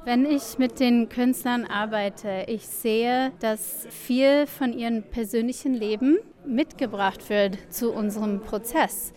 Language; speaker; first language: German; non-native, fluent; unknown